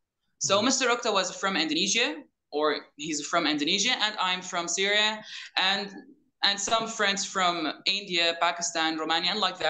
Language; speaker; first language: English; non-native, learner; Arabic